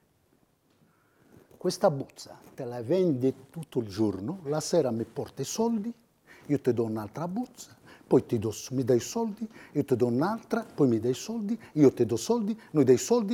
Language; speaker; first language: Italian; non-native, fluent; Arabic